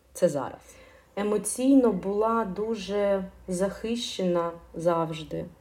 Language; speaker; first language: Ukrainian; non-native, local second language; Russian